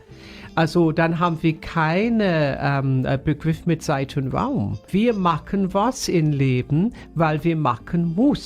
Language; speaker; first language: German; non-native, fluent; English